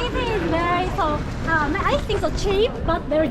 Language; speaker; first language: English; non-native, learner; Japanese